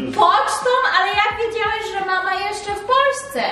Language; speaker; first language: Polish; early bilingual, heritage; English